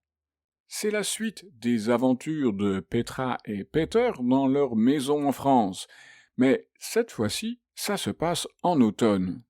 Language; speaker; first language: French; native; French